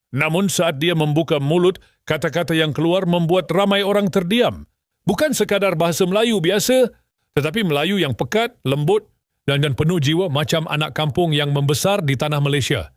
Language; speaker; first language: Malay; native; Malay